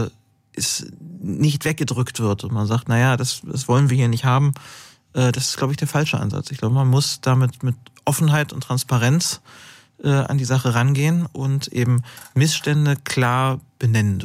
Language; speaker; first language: German; native; German